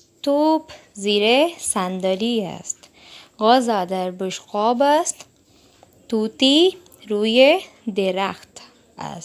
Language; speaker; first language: Persian; non-native, fluent; Urdu